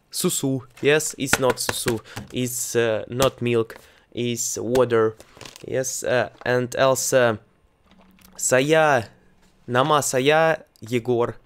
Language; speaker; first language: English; non-native, learner; Russian